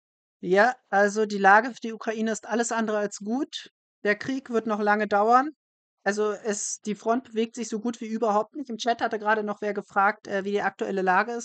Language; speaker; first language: German; native; German